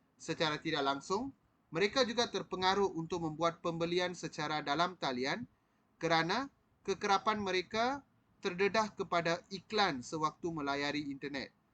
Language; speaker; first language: Malay; non-native, local second language; Tamil